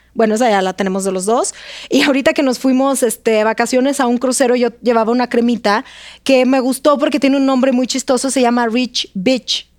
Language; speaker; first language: Spanish; non-native, fluent; Russian